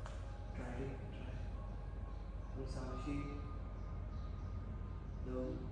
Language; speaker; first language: Vietnamese; non-native, learner; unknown